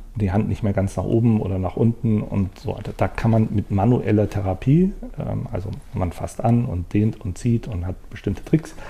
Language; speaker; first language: German; native; German